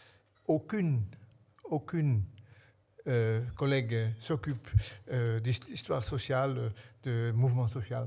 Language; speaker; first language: French; non-native, fluent; Dutch